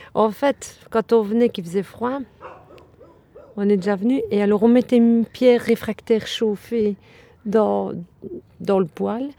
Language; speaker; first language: French; early bilingual, other home language; Italian